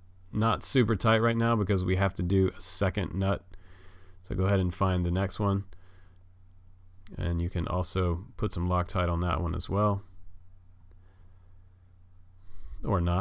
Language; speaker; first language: English; native; English